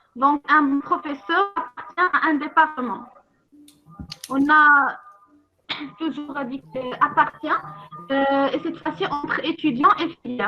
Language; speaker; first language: French; non-native, local second language; Arabic